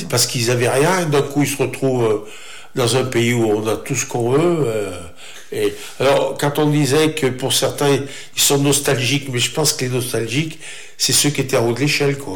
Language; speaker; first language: French; native; French